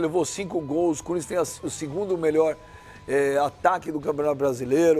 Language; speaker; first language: Portuguese; native; Portuguese